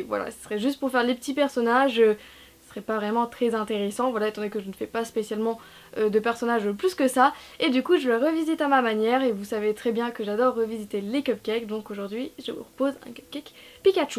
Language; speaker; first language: French; native; French